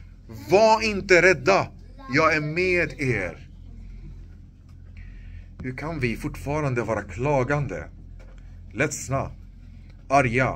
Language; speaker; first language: Swedish; non-native, local second language; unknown